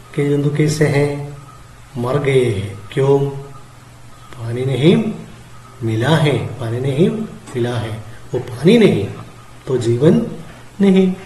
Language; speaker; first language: Hindi; non-native, local second language; Malayalam